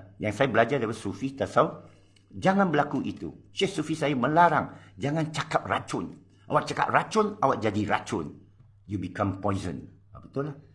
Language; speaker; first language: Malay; non-native, local second language; Min Nan Chinese